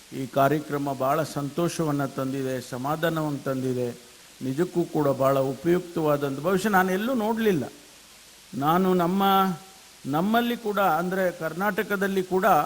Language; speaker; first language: Kannada; native; Kannada